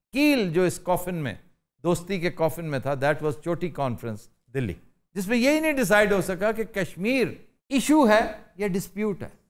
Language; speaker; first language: Urdu; non-native, local second language; Punjabi